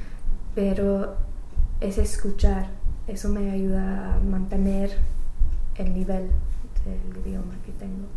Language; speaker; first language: Spanish; non-native, learner; English